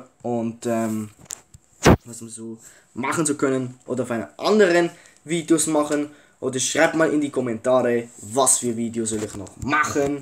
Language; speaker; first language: German; early bilingual, other home language; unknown